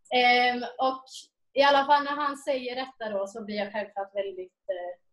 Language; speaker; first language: Swedish; native; Swedish